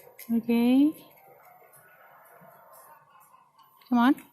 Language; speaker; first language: English; non-native, learner; Indonesian